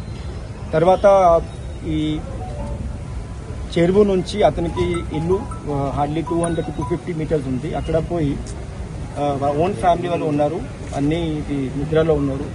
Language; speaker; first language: Telugu; non-native, local second language; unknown